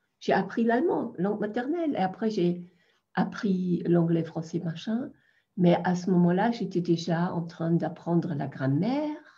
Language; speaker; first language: French; non-native, fluent; German